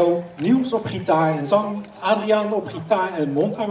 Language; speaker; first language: Dutch; native; Dutch